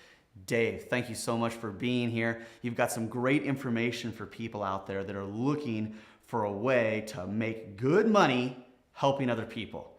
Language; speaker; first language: English; native; English